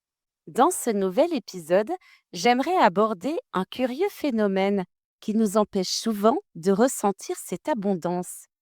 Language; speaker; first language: French; native; French